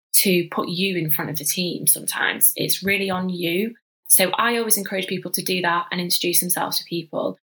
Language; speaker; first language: English; native; English